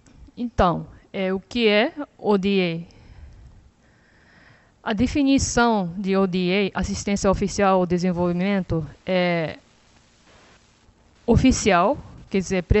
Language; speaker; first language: Portuguese; non-native, fluent; Japanese